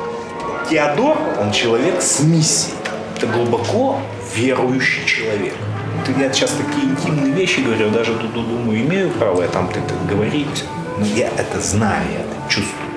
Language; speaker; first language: Russian; native; Russian